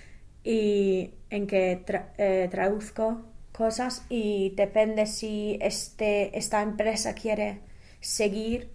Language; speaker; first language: Spanish; non-native, fluent; English